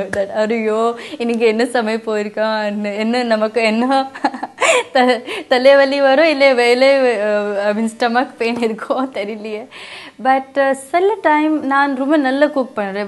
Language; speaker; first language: Tamil; non-native, learner; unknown